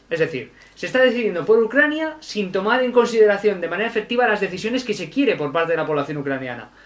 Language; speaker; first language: Spanish; native; Spanish